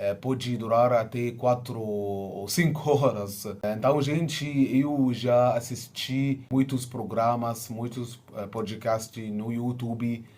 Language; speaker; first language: Portuguese; non-native, fluent; Arabic